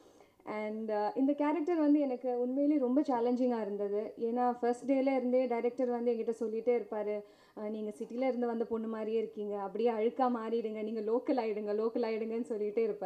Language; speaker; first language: Tamil; non-native, fluent; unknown